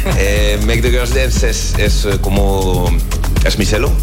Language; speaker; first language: Spanish; non-native, learner; French